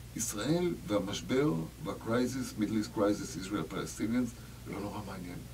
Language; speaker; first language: Hebrew; native; Hebrew